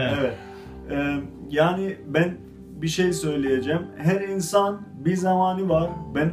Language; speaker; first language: Turkish; non-native, learner; Azerbaijani